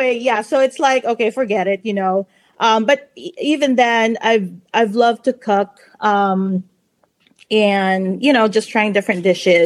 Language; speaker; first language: English; non-native, local second language; Filipino